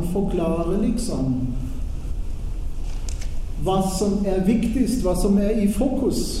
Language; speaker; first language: Norwegian; non-native, fluent; German